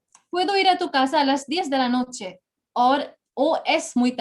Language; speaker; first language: Spanish; non-native, fluent; Bangla